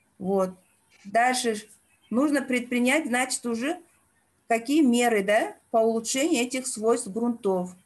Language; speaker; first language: Russian; non-native, local second language; Uzbek